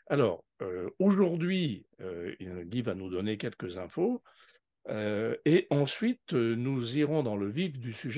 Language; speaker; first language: French; native; French